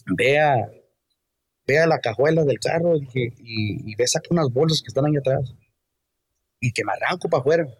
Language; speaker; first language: Spanish; early bilingual, heritage; Spanish